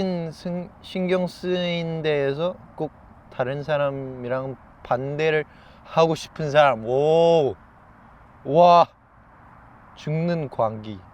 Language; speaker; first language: Korean; non-native, fluent; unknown